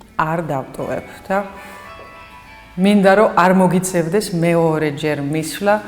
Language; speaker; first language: Georgian; non-native, fluent; Dutch